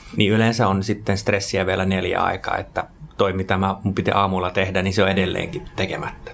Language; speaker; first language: Finnish; non-native, local second language; Swedish